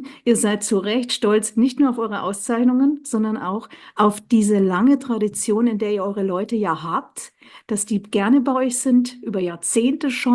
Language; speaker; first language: German; native; German